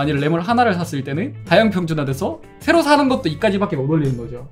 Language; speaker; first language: Korean; native; Korean